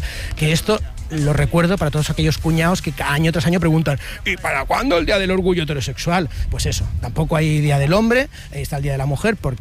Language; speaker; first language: Spanish; native; Spanish